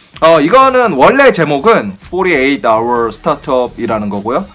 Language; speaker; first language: Korean; native; Korean